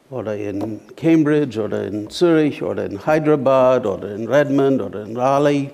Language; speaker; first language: German; non-native, fluent; English